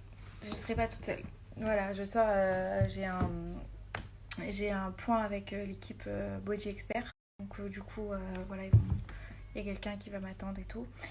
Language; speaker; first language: French; native; French